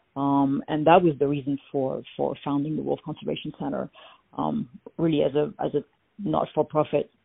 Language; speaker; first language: English; non-native, fluent; French